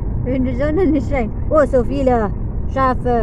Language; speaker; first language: German; non-native, learner; Filipino